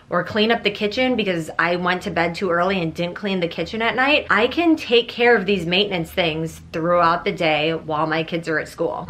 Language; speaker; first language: English; native; English